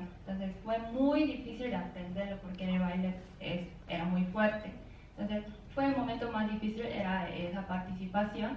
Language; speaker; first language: Spanish; non-native, learner; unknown